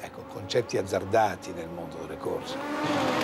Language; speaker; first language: Italian; native; Italian